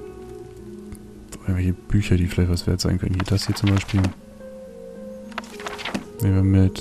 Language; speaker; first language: German; native; German